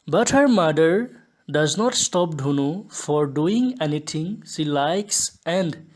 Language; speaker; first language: English; non-native, local second language; Assamese